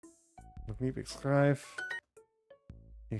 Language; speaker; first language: Dutch; non-native, learner; English